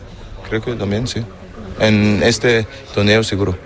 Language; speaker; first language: Spanish; non-native, learner; German